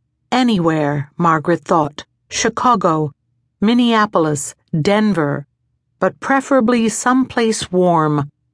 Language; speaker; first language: English; native; English